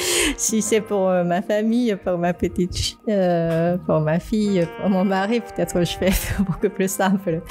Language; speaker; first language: French; non-native, fluent; Japanese